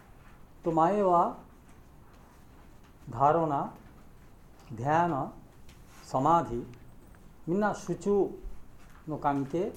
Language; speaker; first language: Japanese; non-native, learner; Bangla